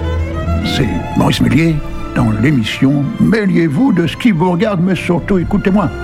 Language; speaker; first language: French; native; French